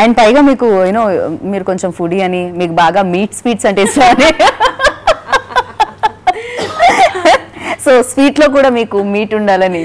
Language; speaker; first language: Telugu; native; Telugu